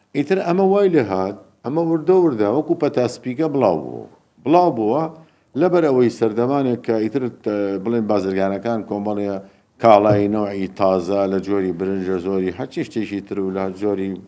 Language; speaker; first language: Central Kurdish; native; Central Kurdish